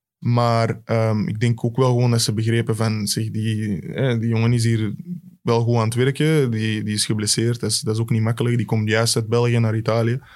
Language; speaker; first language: Dutch; native; Dutch